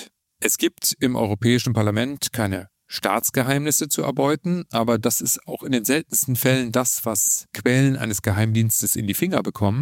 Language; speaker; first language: German; native; German